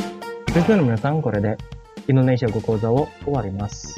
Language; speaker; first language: Japanese; non-native, fluent; Indonesian